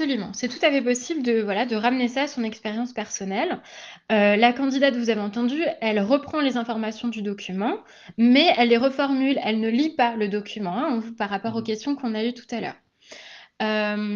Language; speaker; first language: French; native; French